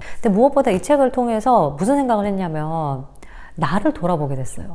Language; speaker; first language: Korean; native; Korean